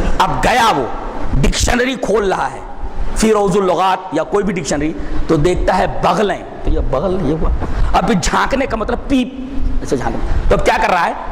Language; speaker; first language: Urdu; native; Urdu